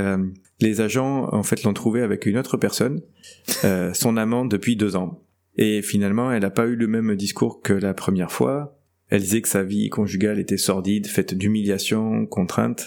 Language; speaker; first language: French; native; French